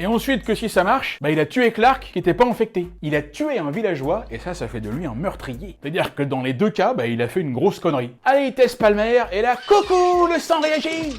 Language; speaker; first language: French; native; French